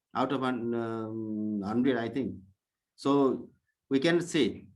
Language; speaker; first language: English; non-native, local second language; Nepali